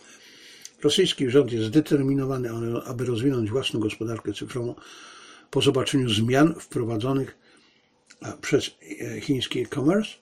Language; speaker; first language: Polish; native; Polish